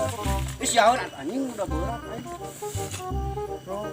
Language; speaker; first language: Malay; non-native, local second language; Sundanese